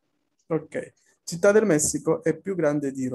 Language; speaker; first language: Italian; non-native, fluent; Spanish